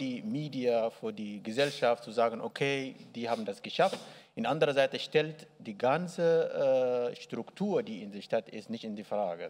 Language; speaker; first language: German; non-native, learner; Arabic